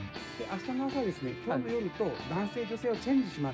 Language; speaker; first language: Japanese; native; Japanese